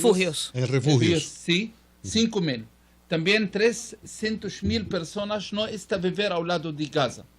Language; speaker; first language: Spanish; non-native, learner; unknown